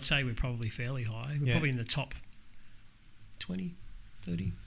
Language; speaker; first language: English; native; English